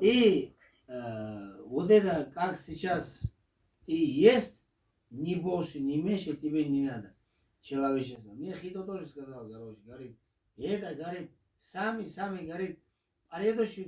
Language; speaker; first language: Russian; non-native, fluent; Georgian